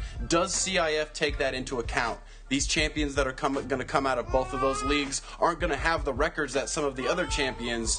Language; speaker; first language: English; native; English